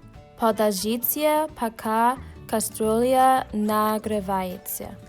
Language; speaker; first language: Russian; non-native, learner; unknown